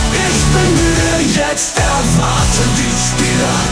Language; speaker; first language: German; non-native, learner; Italian